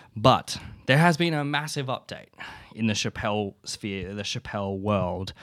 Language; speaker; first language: English; native; English